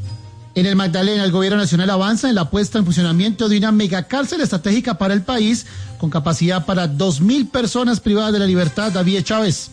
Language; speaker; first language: Spanish; native; Spanish